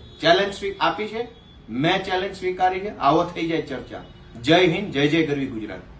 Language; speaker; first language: Gujarati; native; Gujarati